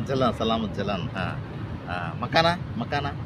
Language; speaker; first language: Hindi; non-native, local second language; Kannada